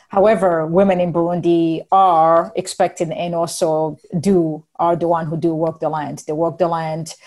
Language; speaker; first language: English; non-native, fluent; Rundi